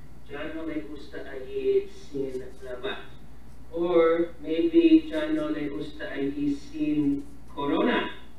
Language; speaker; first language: Spanish; non-native, fluent; English